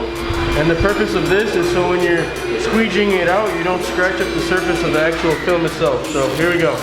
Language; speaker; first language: English; native; English